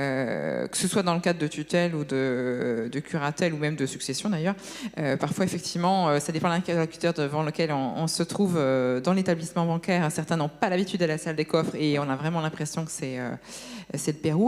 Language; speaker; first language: French; native; French